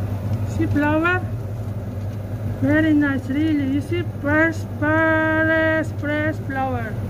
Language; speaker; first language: English; non-native, learner; Filipino